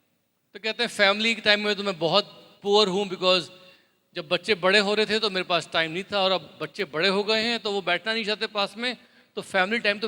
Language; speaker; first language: Hindi; native; Hindi